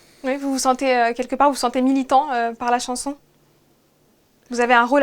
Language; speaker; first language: French; native; French